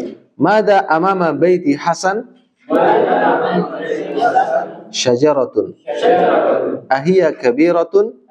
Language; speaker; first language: Arabic; non-native, fluent; Indonesian